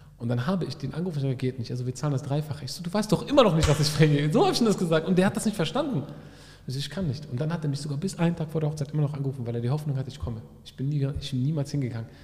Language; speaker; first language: German; early bilingual, other home language; Arabic